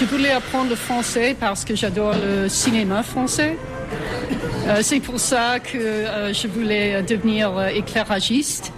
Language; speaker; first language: French; non-native, fluent; English